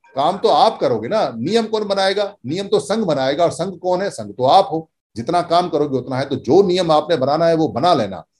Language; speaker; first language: Hindi; native; Hindi